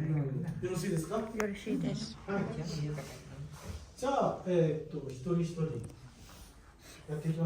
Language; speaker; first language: Japanese; native; Japanese